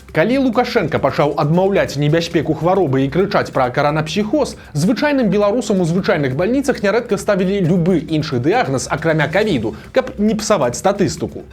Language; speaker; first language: Belarusian; native; Belarusian